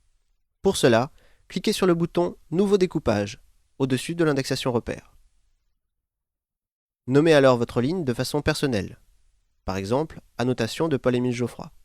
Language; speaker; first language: French; native; French